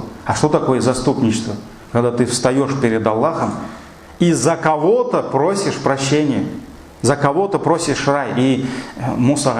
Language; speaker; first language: Russian; non-native, local second language; Tatar